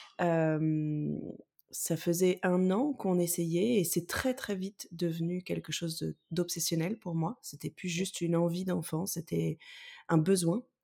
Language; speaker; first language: French; native; French